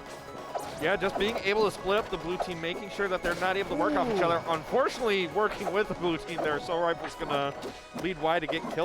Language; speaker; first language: English; native; English